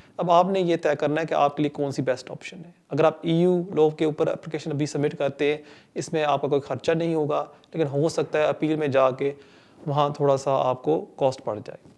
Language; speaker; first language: Urdu; non-native, local second language; Punjabi